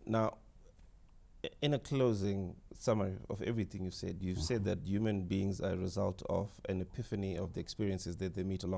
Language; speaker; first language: English; non-native, local second language; Shona